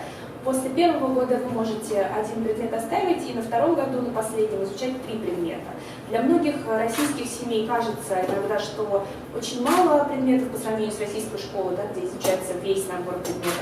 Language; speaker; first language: Russian; native; Russian